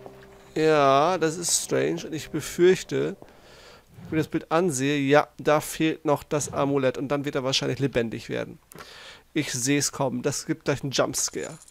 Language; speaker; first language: German; native; German